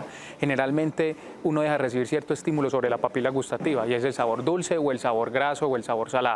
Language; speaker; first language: Spanish; native; Spanish